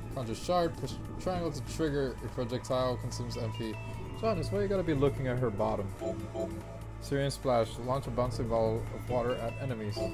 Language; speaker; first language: English; native; English